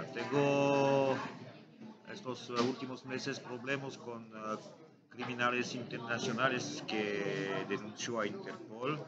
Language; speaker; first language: Spanish; non-native, learner; French